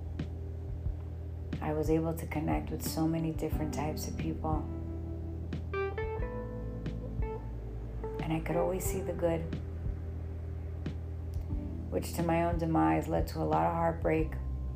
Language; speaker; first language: English; native; English